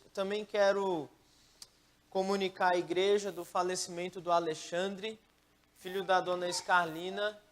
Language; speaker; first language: Portuguese; native; Portuguese